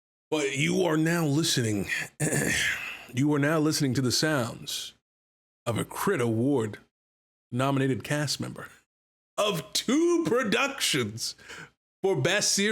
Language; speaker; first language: English; native; English